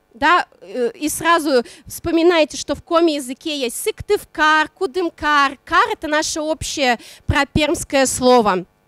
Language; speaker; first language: Russian; non-native, local second language; Udmurt